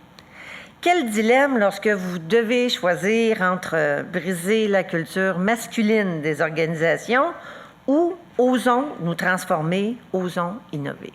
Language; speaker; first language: French; native; French